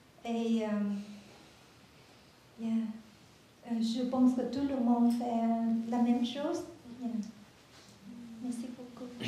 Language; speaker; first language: French; non-native, learner; Vietnamese